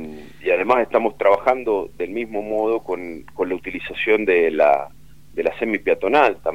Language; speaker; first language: Spanish; native; Spanish